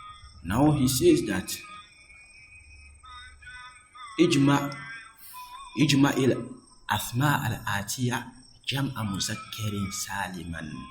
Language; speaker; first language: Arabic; non-native, fluent; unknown